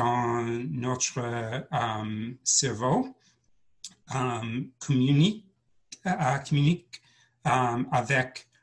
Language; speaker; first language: French; non-native, learner; English